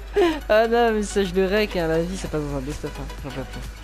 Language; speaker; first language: French; native; French